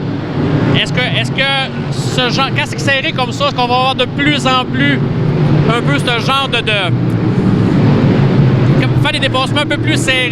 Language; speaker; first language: French; native; French